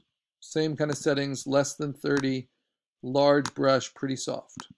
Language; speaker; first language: English; native; English